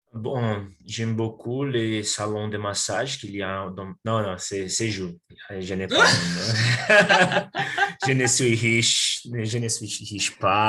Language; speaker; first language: French; non-native, learner; Portuguese